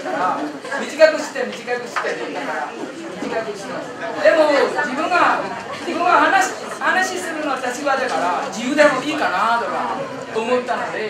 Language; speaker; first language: Japanese; non-native, learner; Burmese